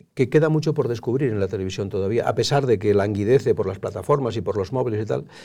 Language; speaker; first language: Spanish; native; Spanish